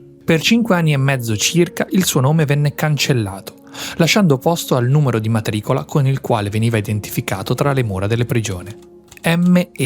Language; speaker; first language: Italian; native; Italian